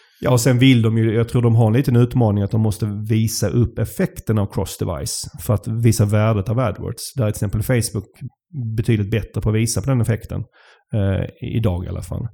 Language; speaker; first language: Swedish; native; Swedish